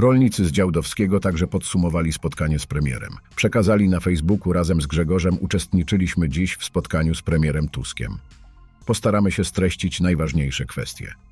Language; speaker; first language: Polish; native; Polish